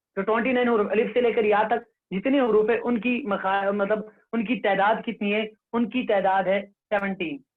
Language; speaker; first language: Urdu; non-native, local second language; Kashmiri